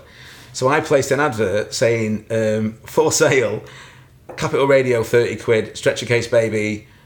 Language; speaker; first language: English; native; English